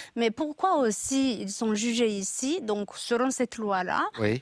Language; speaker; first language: French; non-native, local second language; Kinyarwanda